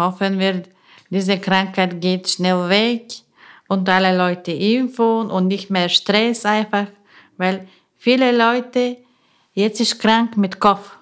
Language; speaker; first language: German; non-native, learner; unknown